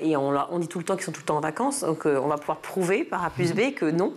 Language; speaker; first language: French; native; French